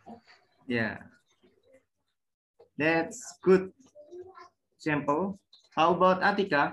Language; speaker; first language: English; non-native, learner; Indonesian